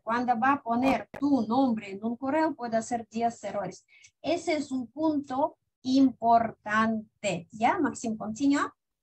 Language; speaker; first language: Spanish; non-native, fluent; Russian